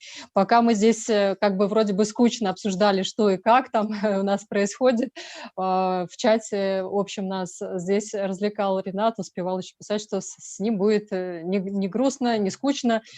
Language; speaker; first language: Russian; native; Russian